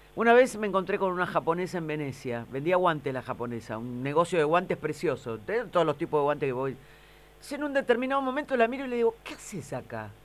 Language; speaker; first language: Spanish; native; Spanish